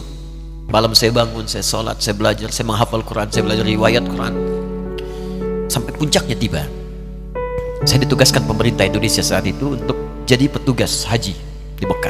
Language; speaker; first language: Indonesian; native; Indonesian